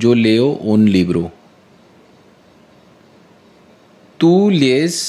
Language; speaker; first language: Spanish; non-native, learner; Hindi